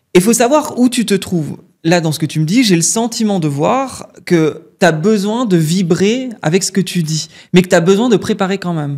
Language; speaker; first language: French; native; French